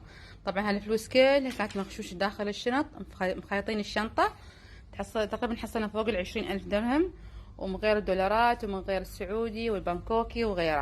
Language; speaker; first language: Arabic; native; Arabic